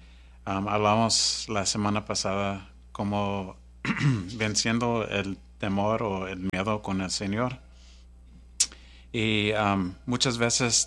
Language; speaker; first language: Spanish; early bilingual, heritage; Spanish